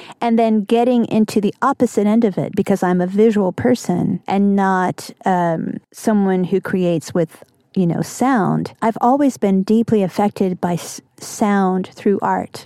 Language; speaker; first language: English; native; English